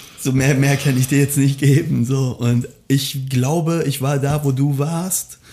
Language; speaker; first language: German; early bilingual, other home language; Persian